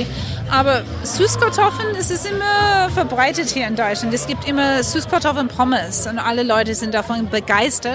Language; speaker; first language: German; non-native, fluent; English